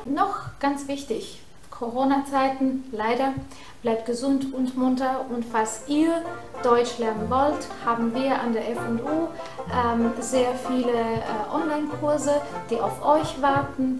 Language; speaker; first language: German; non-native, fluent; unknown